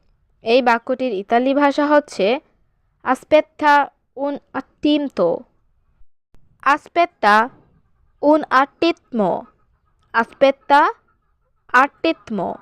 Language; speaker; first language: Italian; non-native, learner; Bangla